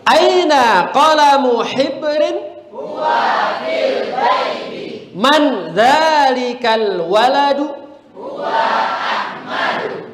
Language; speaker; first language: Arabic; non-native, fluent; Indonesian